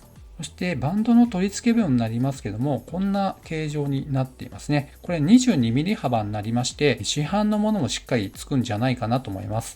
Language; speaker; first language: Japanese; native; Japanese